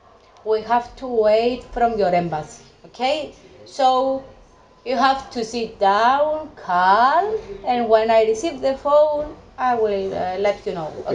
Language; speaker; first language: English; non-native, local second language; Greek